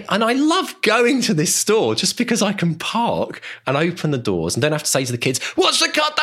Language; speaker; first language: English; native; English